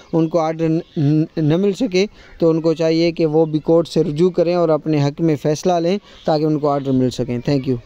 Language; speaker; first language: Urdu; non-native, local second language; Sindhi